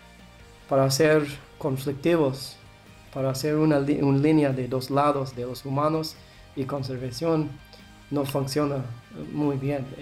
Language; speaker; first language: Spanish; non-native, learner; English